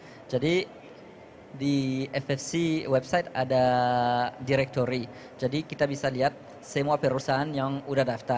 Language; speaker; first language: Indonesian; non-native, fluent; French